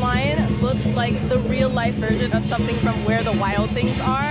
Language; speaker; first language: English; native; English